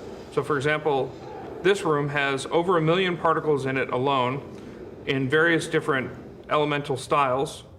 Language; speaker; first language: English; native; English